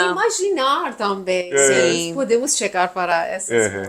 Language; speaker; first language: Portuguese; non-native, learner; Persian